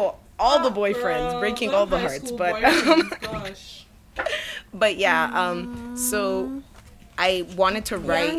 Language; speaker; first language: English; native; English